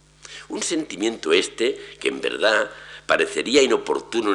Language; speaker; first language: Spanish; native; Spanish